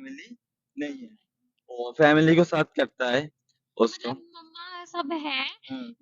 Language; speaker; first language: Hindi; non-native, learner; Bangla